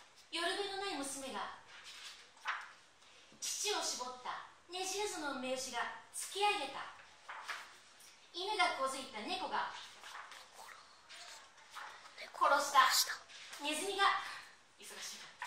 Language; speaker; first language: Japanese; native; Japanese